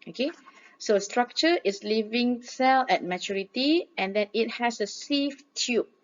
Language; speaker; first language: English; non-native, local second language; Malay